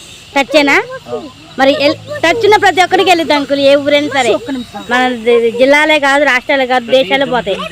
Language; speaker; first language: Telugu; native; Telugu